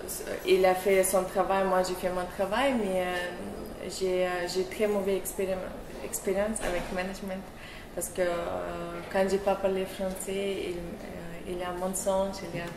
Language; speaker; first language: French; non-native, learner; Russian